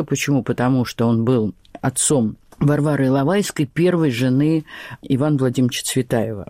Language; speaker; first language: Russian; native; Russian